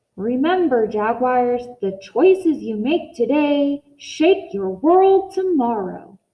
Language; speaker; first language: English; native; English